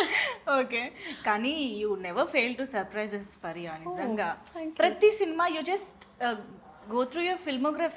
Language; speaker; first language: Telugu; native; Telugu